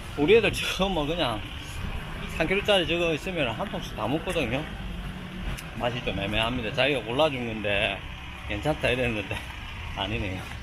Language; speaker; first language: Korean; native; Korean